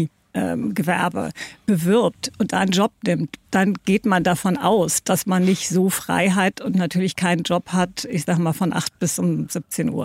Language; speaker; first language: German; native; German